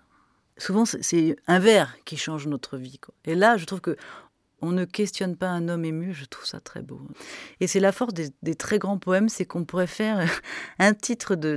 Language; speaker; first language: French; native; French